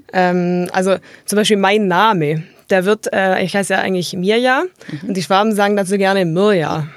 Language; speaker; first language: German; native; German